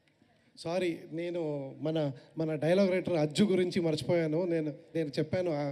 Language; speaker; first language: Telugu; non-native, learner; Kannada